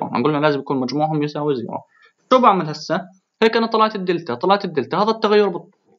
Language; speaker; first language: Arabic; native; Arabic